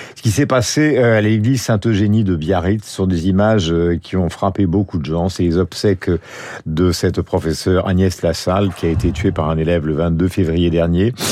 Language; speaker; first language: French; native; French